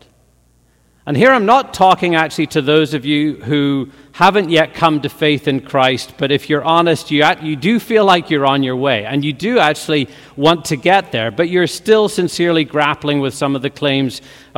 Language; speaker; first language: English; native; English